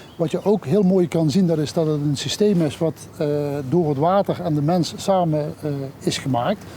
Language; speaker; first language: Dutch; native; Dutch